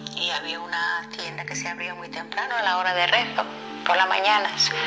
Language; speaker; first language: Spanish; non-native, fluent; Somali